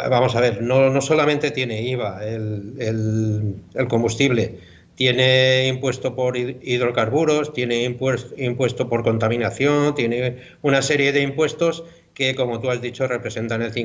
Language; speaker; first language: Spanish; native; Spanish